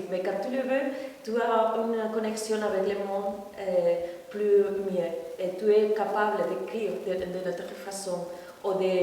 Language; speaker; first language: French; non-native, learner; Spanish